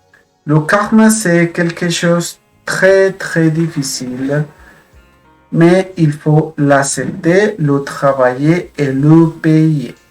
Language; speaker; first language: French; non-native, fluent; Spanish